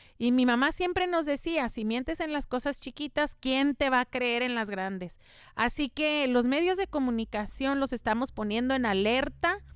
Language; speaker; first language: Spanish; native; Spanish